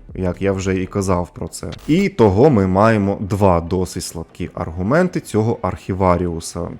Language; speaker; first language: Ukrainian; non-native, local second language; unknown